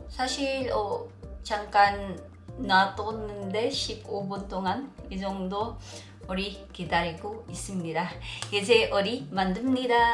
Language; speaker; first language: Korean; non-native, learner; Filipino